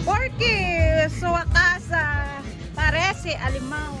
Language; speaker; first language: Portuguese; non-native, learner; Filipino